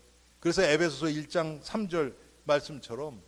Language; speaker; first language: Korean; native; Korean